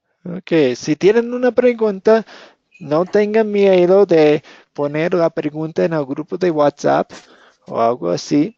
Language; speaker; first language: Spanish; non-native, fluent; English